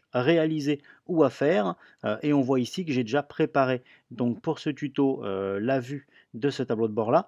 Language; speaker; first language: French; native; French